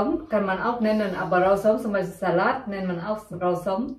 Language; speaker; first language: German; non-native, local second language; Vietnamese